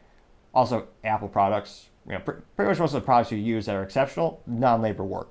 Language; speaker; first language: English; native; English